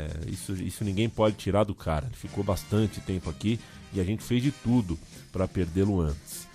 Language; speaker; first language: Portuguese; native; Portuguese